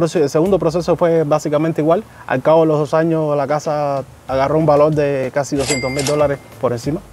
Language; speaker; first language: Spanish; native; Spanish